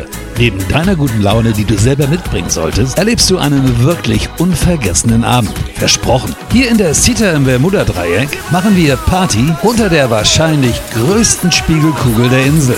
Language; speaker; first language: German; native; German